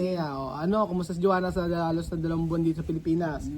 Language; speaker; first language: Filipino; native; Filipino